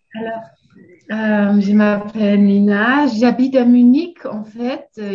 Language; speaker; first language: French; non-native, fluent; German